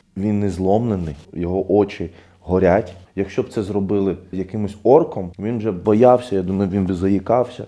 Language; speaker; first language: Ukrainian; non-native, fluent; Arabic